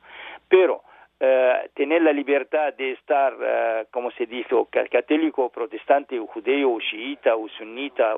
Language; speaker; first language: Spanish; non-native, learner; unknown